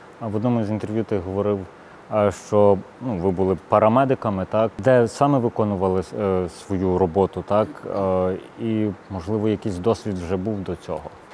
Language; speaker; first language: Ukrainian; native; Ukrainian